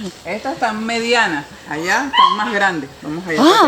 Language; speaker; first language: Spanish; native; Spanish